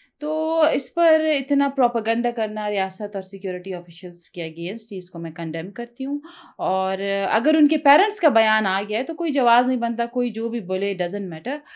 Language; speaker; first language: Urdu; non-native, local second language; Pashto